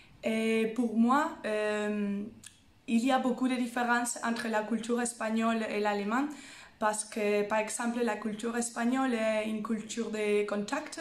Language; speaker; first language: French; non-native, fluent; Spanish